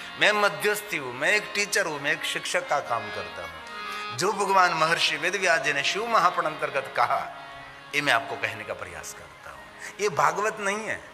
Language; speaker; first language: Hindi; non-native, local second language; Gujarati